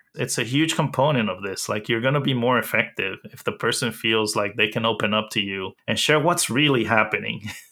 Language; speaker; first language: English; early bilingual, other home language; Spanish